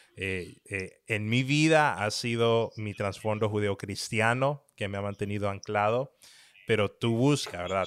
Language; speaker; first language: Spanish; native; Spanish